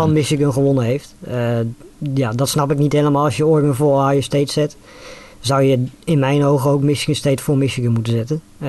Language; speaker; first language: Dutch; native; Dutch